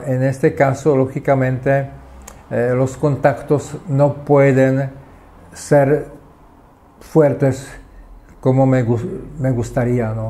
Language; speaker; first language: Spanish; non-native, fluent; Czech